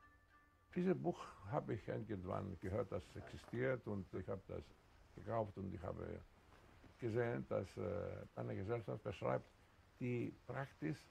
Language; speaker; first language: German; non-native, fluent; Greek